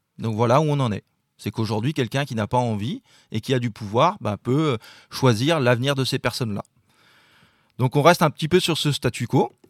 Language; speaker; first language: French; native; French